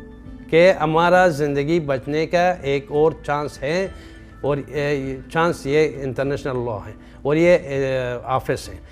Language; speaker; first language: Hindi; non-native, fluent; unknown